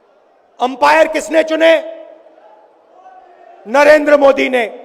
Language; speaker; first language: Hindi; native; Hindi